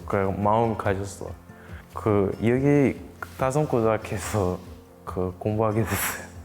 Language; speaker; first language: Korean; early bilingual, other home language; English